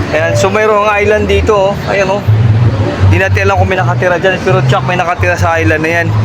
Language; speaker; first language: Filipino; non-native, local second language; Cebuano